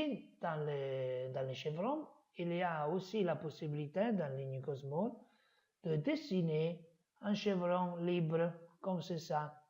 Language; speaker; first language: French; non-native, fluent; Italian